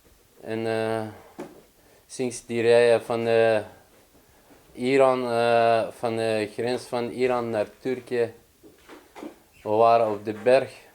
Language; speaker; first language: Dutch; non-native, learner; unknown